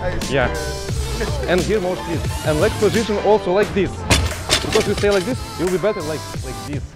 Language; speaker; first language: English; non-native, learner; Russian